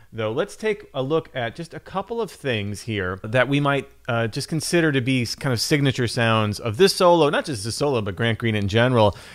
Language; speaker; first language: English; native; English